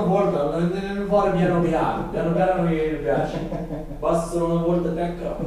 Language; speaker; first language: Italian; non-native, learner; Arabic